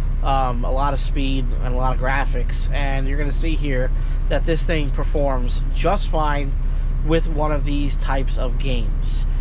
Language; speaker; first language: English; native; English